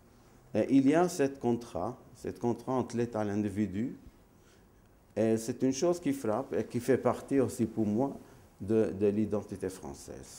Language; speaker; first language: French; non-native, fluent; Maltese